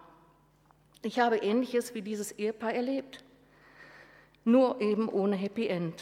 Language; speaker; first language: German; native; German